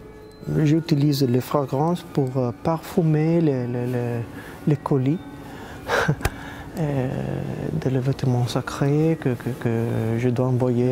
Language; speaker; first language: French; non-native, fluent; Italian